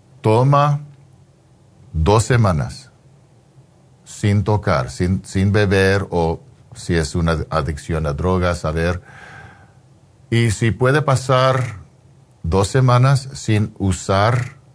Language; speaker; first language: Spanish; non-native, fluent; English